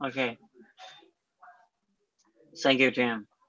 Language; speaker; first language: English; non-native, learner; Spanish